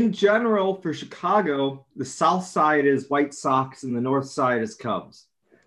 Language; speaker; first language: English; native; English